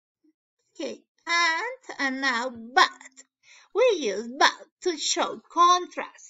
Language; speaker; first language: English; non-native, learner; Spanish